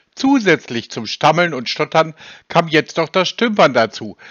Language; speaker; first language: German; native; German